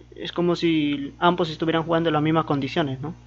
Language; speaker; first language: Spanish; native; Spanish